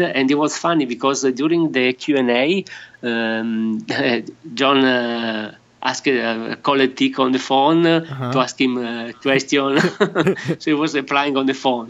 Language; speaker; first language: English; non-native, learner; Italian